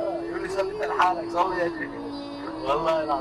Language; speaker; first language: Arabic; non-native, learner; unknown